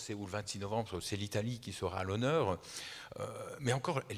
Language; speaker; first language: French; native; French